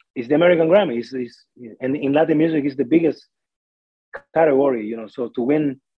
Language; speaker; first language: English; non-native, fluent; Spanish